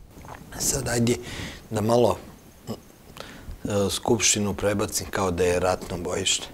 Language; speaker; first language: Croatian; native; Croatian